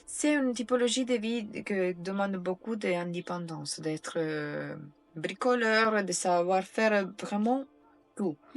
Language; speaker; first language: French; non-native, fluent; Italian